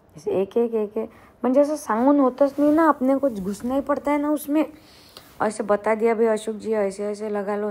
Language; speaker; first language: Hindi; non-native, local second language; Marathi